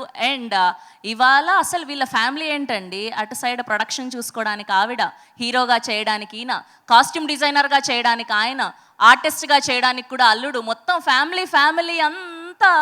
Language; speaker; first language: Telugu; native; Telugu